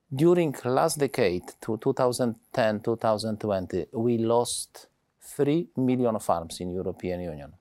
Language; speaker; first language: English; non-native, learner; Polish